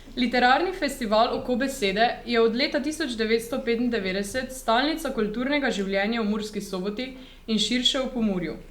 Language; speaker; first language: Slovenian; native; Slovenian